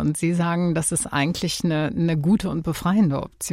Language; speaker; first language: German; native; German